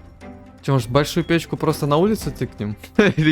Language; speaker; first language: Russian; native; Russian